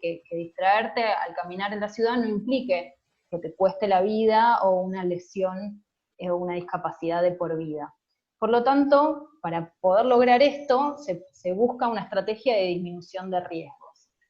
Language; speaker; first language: Spanish; native; Spanish